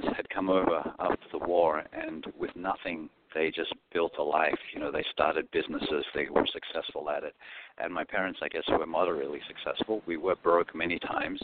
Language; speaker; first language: English; non-native, local second language; Greek